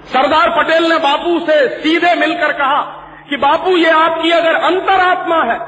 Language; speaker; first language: Hindi; native; Hindi